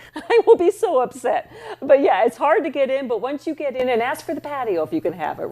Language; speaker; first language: English; native; English